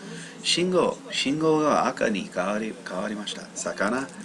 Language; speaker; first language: Japanese; non-native, learner; English